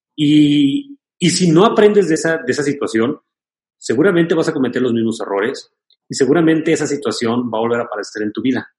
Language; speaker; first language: Spanish; native; Spanish